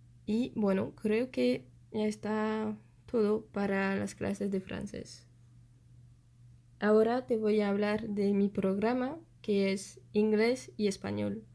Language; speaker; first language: Spanish; non-native, fluent; French